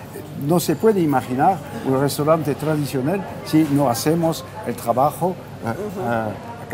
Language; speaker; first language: Spanish; non-native, fluent; French